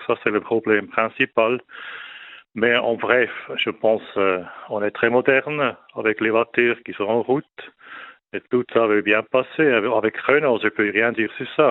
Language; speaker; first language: French; non-native, local second language; German